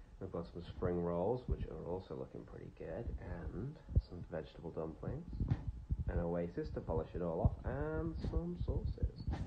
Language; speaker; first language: English; native; English